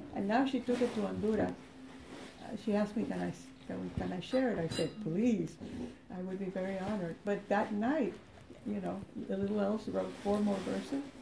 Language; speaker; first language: English; native; English